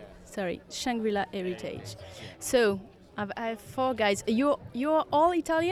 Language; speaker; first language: English; non-native, learner; French